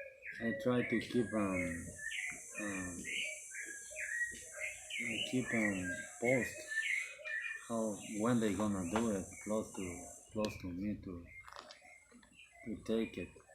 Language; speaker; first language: English; non-native, learner; Spanish